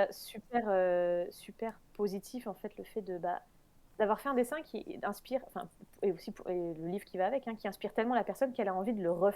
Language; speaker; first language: French; native; French